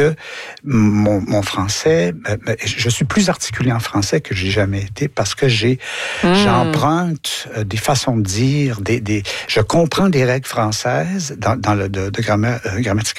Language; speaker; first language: French; native; French